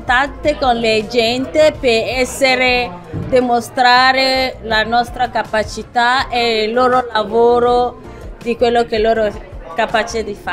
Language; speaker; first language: Italian; non-native, fluent; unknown